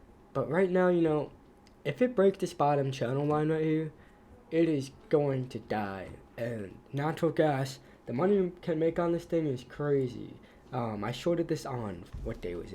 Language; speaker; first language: English; native; English